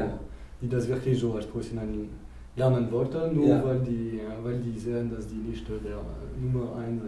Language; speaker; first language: German; non-native, fluent; French